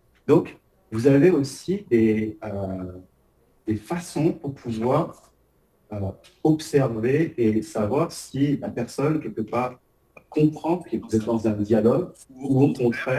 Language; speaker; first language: French; native; French